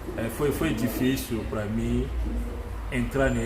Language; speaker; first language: Portuguese; non-native, learner; Luba-Lulua